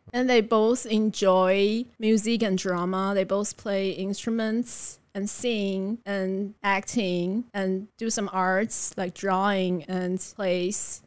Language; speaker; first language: English; non-native, fluent; Chinese